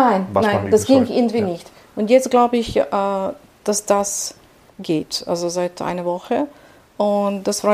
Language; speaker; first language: German; non-native, fluent; Serbian